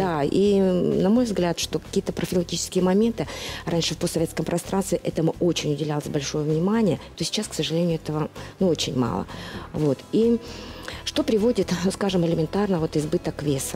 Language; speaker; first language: Russian; native; Russian